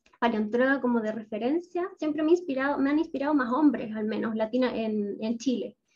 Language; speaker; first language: Spanish; native; Spanish